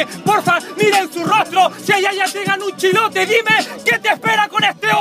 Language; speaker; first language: Spanish; native; Spanish